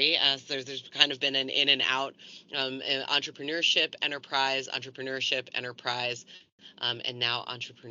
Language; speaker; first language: English; native; English